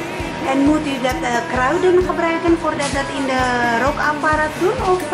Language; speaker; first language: Dutch; non-native, learner; Indonesian